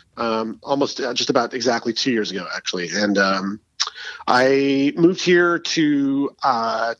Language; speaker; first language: English; native; English